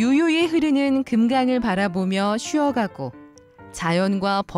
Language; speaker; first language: Korean; native; Korean